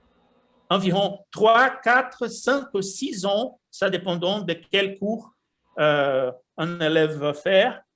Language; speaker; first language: French; non-native, fluent; Portuguese